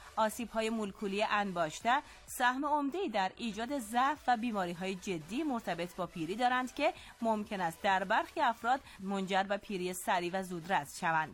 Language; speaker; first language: Persian; native; Persian